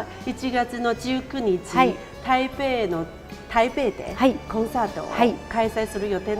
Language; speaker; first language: Japanese; non-native, fluent; Chinese